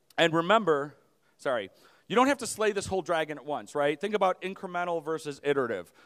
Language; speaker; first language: English; native; English